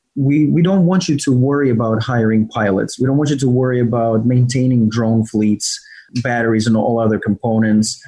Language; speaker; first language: English; non-native, fluent; Ukrainian